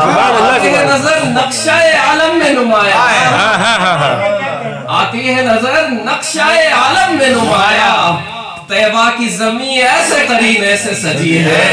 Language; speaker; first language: Urdu; native; Urdu